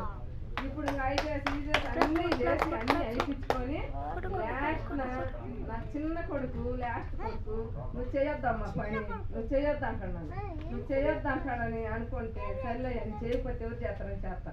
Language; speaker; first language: Telugu; native; Telugu